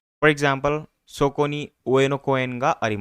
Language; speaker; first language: Japanese; non-native, fluent; Hindi